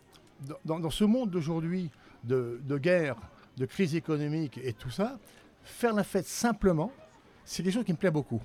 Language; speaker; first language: French; native; French